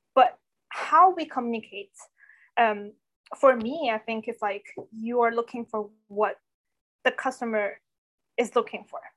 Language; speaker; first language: English; non-native, fluent; Chinese